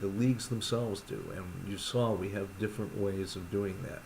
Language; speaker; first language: English; native; English